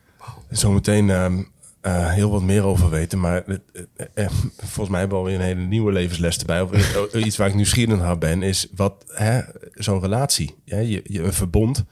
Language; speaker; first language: Dutch; native; Dutch